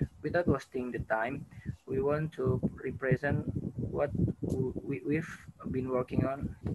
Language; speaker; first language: English; non-native, learner; Indonesian